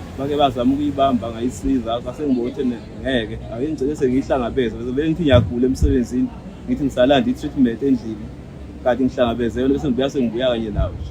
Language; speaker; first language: Zulu; native; Zulu